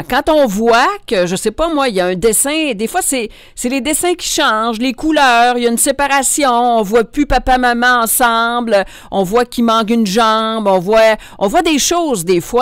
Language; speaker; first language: French; native; French